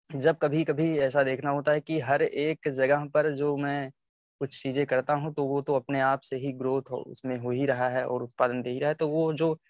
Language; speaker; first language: Hindi; native; Hindi